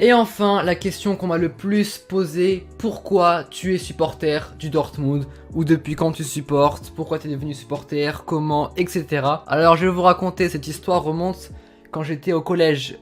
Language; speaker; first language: French; native; French